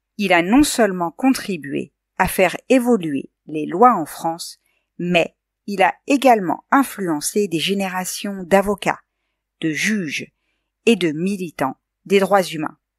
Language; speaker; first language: French; native; French